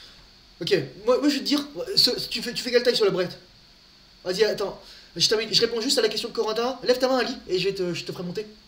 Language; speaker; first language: French; native; French